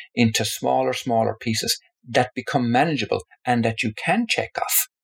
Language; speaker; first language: English; native; English